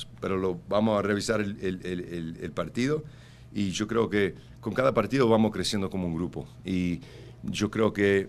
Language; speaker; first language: Spanish; early bilingual, heritage; Spanish